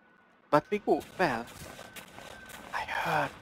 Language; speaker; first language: English; non-native, learner; Hungarian